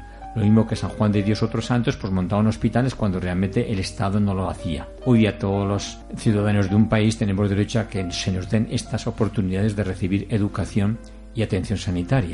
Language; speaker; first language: Spanish; native; Spanish